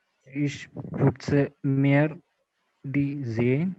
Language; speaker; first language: German; non-native, learner; Malayalam